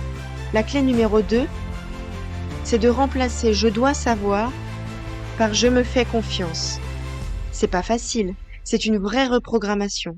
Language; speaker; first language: French; native; French